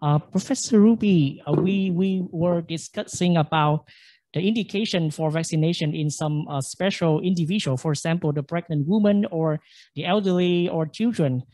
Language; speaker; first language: English; non-native, fluent; Vietnamese